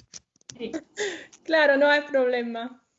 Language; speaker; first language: Spanish; non-native, fluent; German